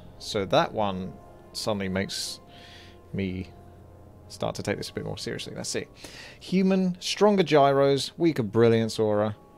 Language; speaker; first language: English; native; English